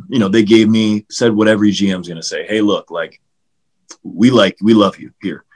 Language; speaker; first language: English; native; English